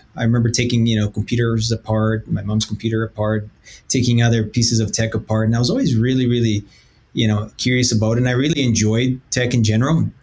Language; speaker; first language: English; early bilingual, other home language; Portuguese